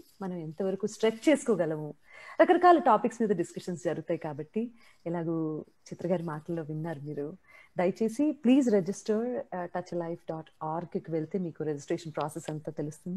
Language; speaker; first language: Telugu; native; Telugu